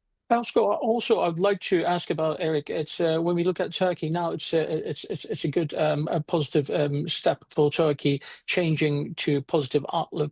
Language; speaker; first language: English; non-native, fluent; Turkish